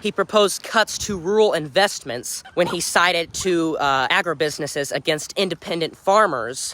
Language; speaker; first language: English; native; English